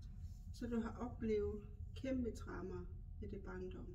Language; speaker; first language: Danish; non-native, local second language; Kalaallisut